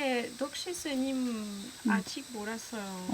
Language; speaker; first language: Korean; non-native, learner; French